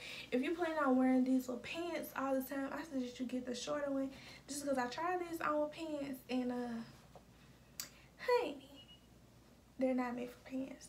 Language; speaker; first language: English; native; English